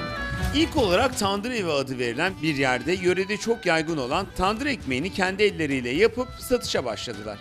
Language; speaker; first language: Turkish; native; Turkish